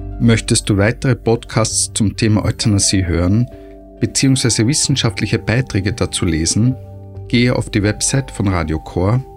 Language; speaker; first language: German; native; German